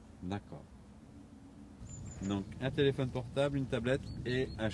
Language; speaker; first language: French; native; French